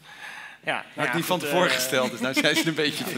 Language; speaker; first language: Dutch; native; Dutch